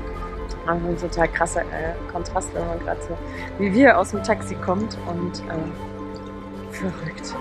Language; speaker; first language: German; native; German